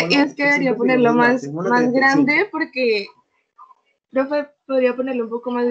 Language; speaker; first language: Spanish; native; Spanish